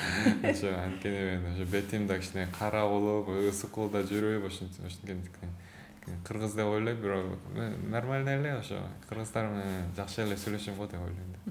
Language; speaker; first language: Kyrgyz; early bilingual, other home language; Korean